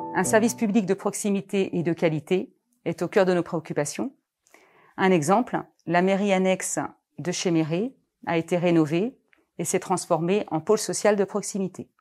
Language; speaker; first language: French; native; French